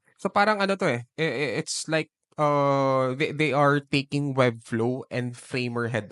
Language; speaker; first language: English; non-native, local second language; Filipino